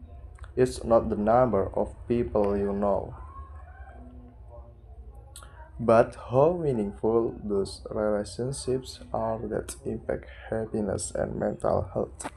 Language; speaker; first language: English; non-native, learner; Indonesian